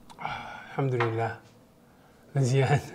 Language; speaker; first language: Arabic; non-native, learner; Korean